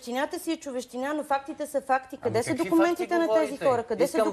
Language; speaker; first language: Bulgarian; native; Bulgarian